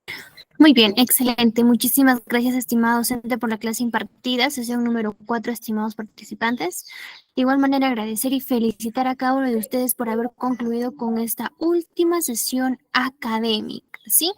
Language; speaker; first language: Spanish; native; Spanish